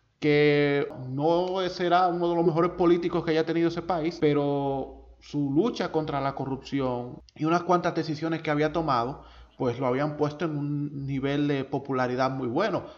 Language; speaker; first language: Spanish; native; Spanish